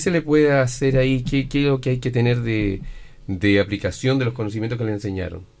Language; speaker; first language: Spanish; native; Spanish